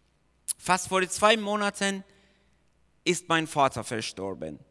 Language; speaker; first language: German; non-native, fluent; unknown